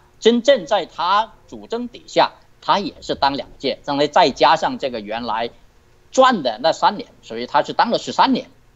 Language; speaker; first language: Chinese; native; Chinese